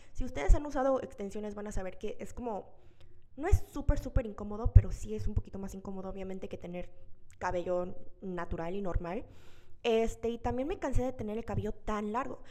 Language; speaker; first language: Spanish; early bilingual, other home language; Korean